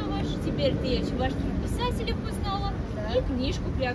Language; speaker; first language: Russian; native; Russian